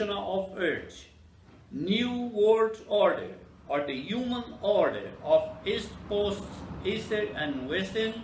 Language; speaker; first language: English; non-native, fluent; Portuguese